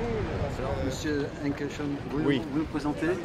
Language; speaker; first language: French; native; French